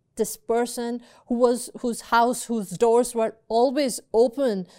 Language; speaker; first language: English; non-native, local second language; Urdu